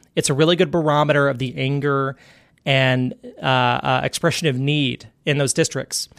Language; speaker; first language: English; native; English